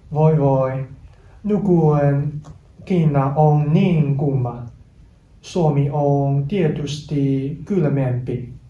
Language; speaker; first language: Finnish; non-native, learner; Chinese